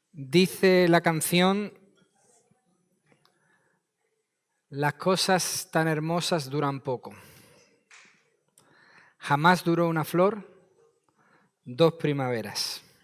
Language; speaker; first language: Spanish; native; Spanish